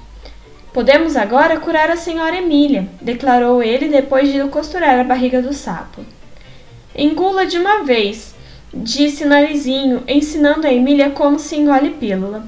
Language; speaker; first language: Portuguese; native; Portuguese